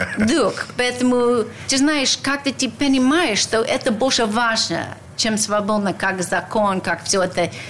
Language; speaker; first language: Russian; non-native, learner; English